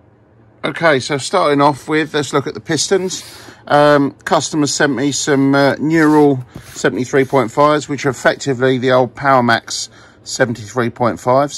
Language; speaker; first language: English; native; English